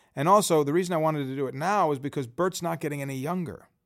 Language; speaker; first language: English; native; English